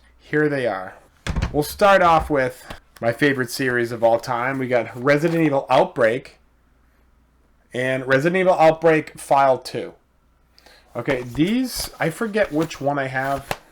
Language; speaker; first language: English; native; English